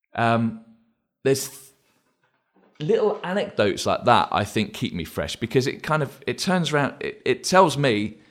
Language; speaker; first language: English; native; English